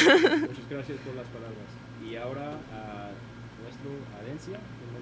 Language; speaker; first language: Spanish; non-native, learner; English